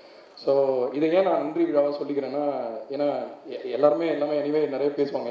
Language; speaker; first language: Tamil; native; Tamil